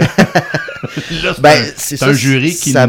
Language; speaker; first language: French; native; French